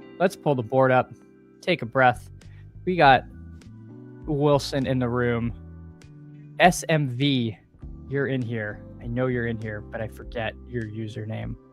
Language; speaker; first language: English; native; English